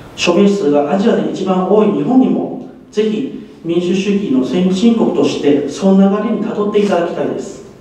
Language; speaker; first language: Japanese; non-native, fluent; Cantonese